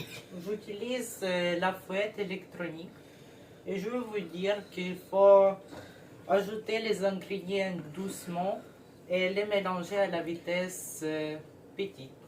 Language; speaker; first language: French; non-native, learner; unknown